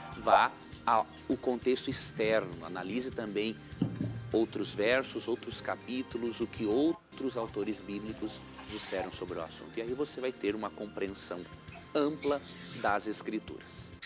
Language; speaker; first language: Portuguese; native; Portuguese